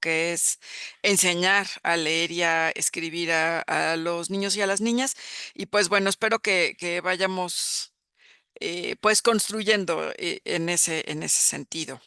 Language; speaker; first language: Spanish; native; Spanish